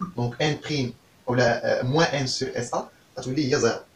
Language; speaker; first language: French; non-native, local second language; Arabic